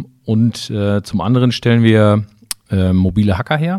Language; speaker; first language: German; native; German